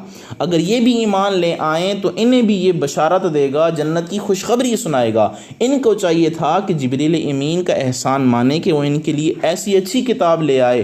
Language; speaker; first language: Urdu; native; Urdu